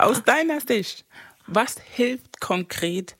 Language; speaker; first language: German; non-native, fluent; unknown